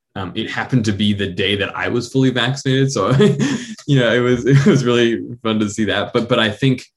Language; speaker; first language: English; native; English